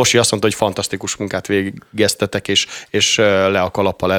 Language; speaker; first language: Hungarian; native; Hungarian